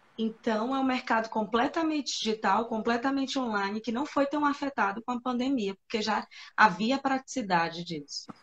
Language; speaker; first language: Portuguese; native; Portuguese